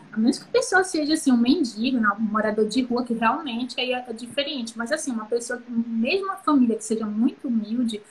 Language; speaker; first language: Portuguese; native; Portuguese